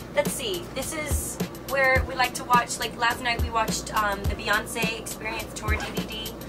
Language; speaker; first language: English; native; English